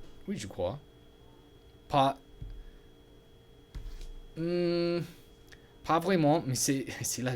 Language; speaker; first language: French; non-native, learner; English